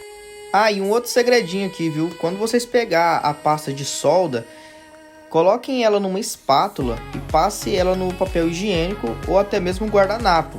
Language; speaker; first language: Portuguese; native; Portuguese